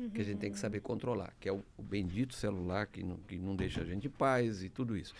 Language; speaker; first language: Portuguese; early bilingual, other home language; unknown